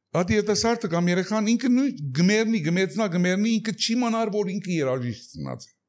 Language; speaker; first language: Armenian; early bilingual, heritage; Armenian